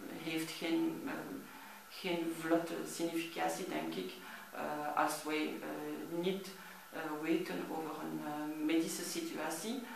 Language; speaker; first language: Dutch; non-native, learner; French